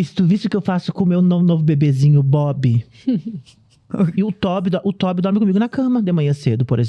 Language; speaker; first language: Portuguese; native; Portuguese